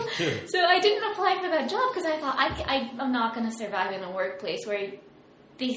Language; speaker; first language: English; native; English